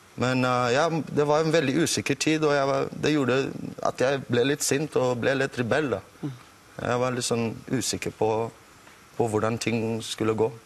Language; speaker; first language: Norwegian; non-native, fluent; English